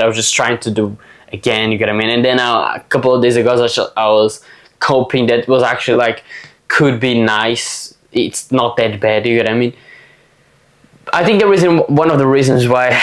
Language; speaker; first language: English; non-native, fluent; Portuguese